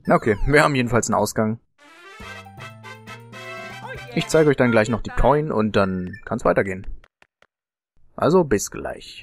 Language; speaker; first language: German; native; German